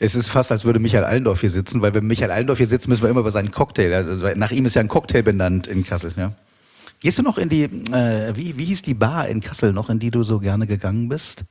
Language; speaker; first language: German; native; German